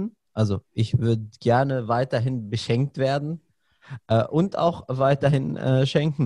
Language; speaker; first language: German; non-native, fluent; Arabic